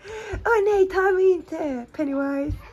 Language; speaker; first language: Swedish; native; Swedish